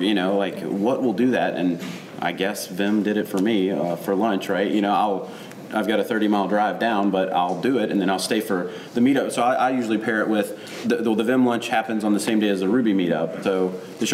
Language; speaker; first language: English; native; English